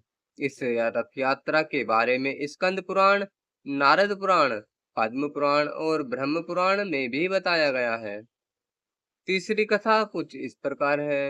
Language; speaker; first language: Hindi; native; Hindi